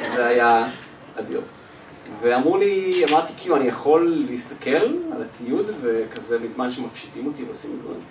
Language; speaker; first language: Hebrew; early bilingual, other home language; Russian